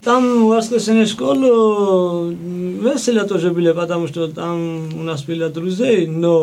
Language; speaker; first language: Russian; non-native, fluent; Georgian